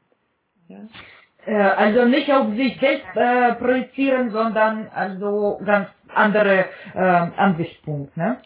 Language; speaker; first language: German; non-native, fluent; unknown